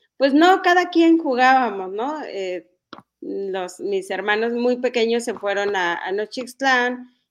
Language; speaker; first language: Spanish; non-native, local second language; Mixtepec Mixtec